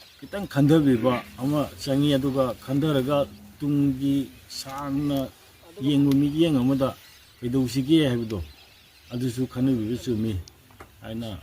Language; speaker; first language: Manipuri; native; Manipuri